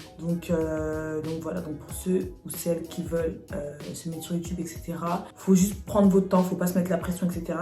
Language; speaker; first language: French; native; French